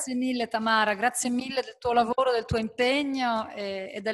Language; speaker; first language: Italian; native; Italian